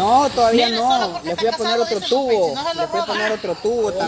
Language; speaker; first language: Spanish; native; Spanish